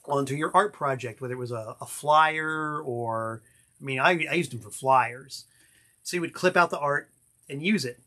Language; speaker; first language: English; native; English